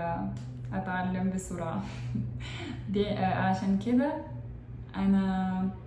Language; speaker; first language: Arabic; non-native, learner; French